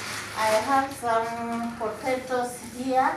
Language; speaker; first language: English; non-native, local second language; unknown